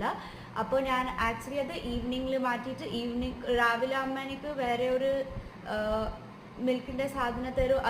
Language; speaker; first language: Malayalam; early bilingual, heritage; Malayalam